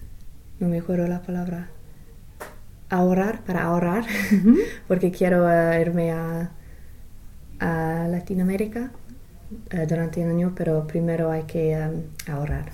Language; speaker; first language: Spanish; non-native, fluent; English